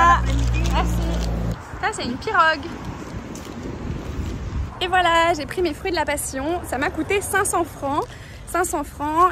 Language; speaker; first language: French; native; French